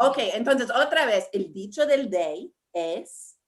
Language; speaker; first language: Spanish; early bilingual, heritage; English